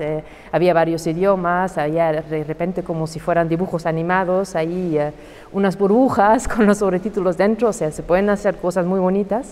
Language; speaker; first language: Spanish; non-native, fluent; German